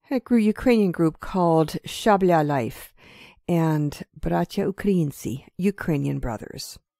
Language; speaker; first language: English; early bilingual, other home language; Ukrainian